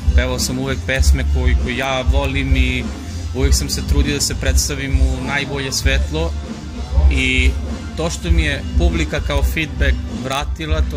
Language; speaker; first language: Croatian; non-native, fluent; Macedonian